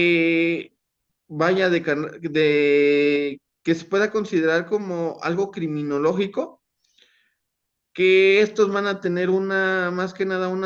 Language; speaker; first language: Spanish; native; Spanish